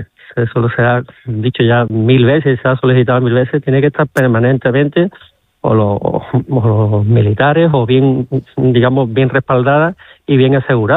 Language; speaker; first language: Spanish; native; Spanish